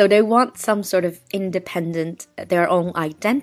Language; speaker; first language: English; non-native, fluent; Chinese